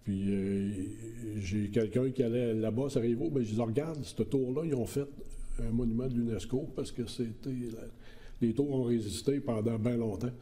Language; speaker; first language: French; native; French